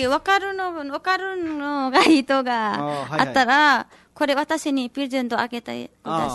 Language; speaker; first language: Japanese; non-native, learner; Nepali